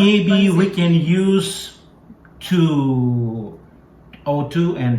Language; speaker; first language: English; non-native, learner; Russian